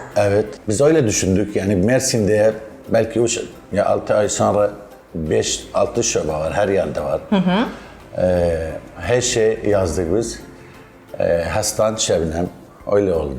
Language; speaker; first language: Turkish; non-native, learner; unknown